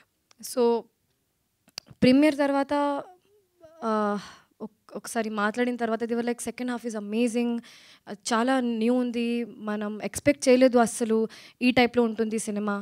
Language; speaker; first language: Telugu; non-native, learner; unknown